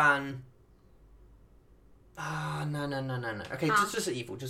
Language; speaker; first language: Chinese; non-native, learner; English